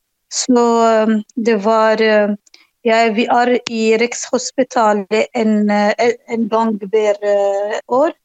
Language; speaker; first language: Norwegian; non-native, learner; Arabic